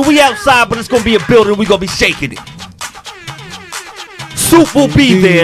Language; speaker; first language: English; native; English